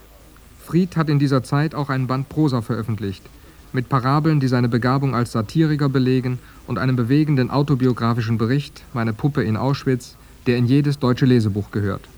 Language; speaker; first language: German; native; German